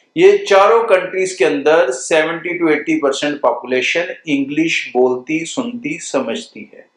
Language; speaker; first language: Hindi; non-native, local second language; Punjabi